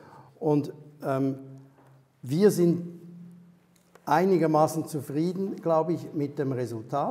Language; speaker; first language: German; native; German